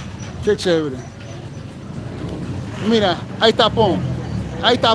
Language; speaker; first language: Spanish; non-native, fluent; English